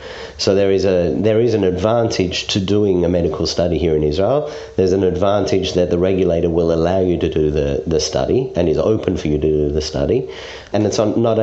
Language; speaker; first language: English; native; English